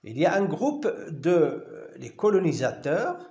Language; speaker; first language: French; non-native, local second language; Arabic